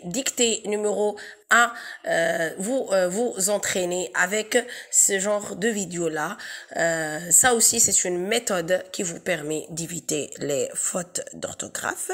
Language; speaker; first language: French; non-native, local second language; Arabic